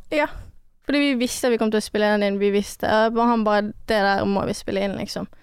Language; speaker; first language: Norwegian; early bilingual, other home language; French